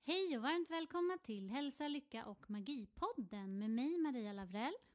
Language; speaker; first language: Swedish; non-native, local second language; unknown